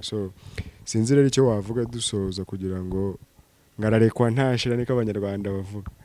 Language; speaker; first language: Kinyarwanda; native; Kinyarwanda